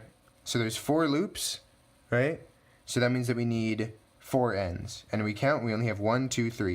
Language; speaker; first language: English; native; English